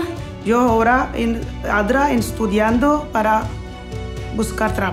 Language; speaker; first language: Spanish; non-native, learner; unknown